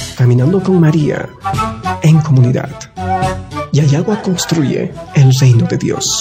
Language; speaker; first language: Spanish; native; Spanish